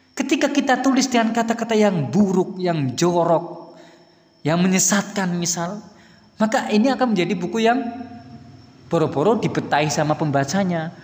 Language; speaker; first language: Indonesian; native; Indonesian